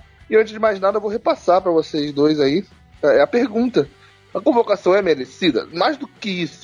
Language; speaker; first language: Portuguese; native; Portuguese